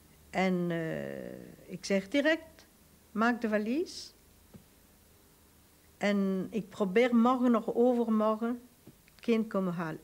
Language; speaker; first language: Dutch; non-native, local second language; French